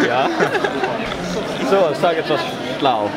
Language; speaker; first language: German; non-native, learner; Swedish